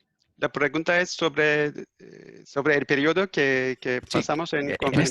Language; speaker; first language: Spanish; non-native, fluent; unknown